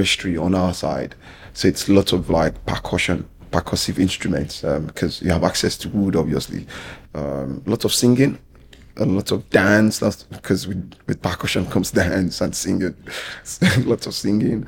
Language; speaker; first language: English; non-native, local second language; Yoruba